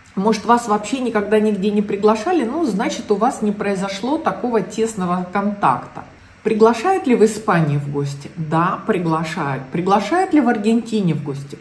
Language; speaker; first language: Russian; native; Russian